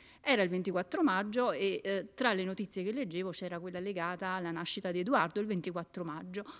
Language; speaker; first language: Italian; native; Italian